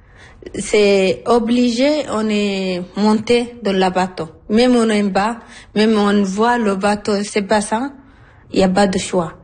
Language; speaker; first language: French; non-native, learner; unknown